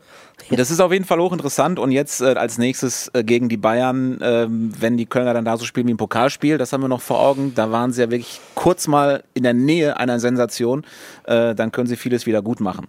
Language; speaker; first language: German; native; German